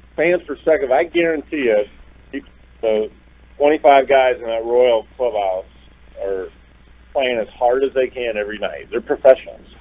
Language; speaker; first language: English; native; English